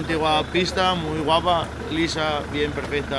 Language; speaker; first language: Spanish; native; Spanish